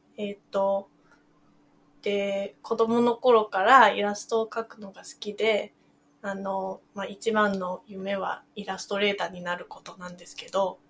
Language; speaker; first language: Japanese; non-native, fluent; Chinese